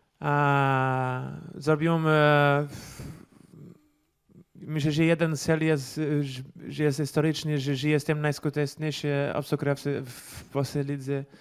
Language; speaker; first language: Polish; non-native, learner; Portuguese